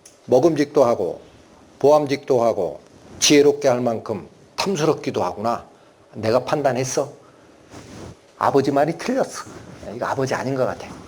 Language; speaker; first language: Korean; native; Korean